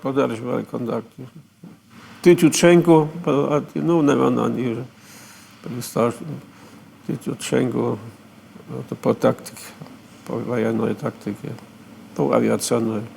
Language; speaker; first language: Russian; non-native, fluent; German